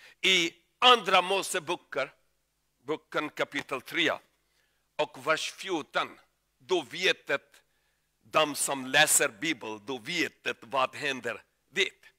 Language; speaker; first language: Swedish; non-native, learner; Urdu